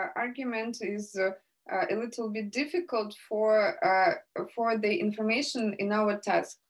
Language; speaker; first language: English; non-native, fluent; Russian